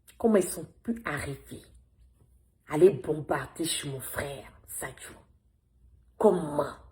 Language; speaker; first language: French; non-native, local second language; Bambara